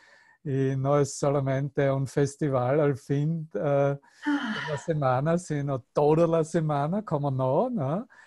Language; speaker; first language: Spanish; non-native, fluent; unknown